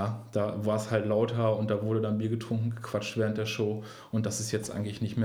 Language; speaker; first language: German; native; German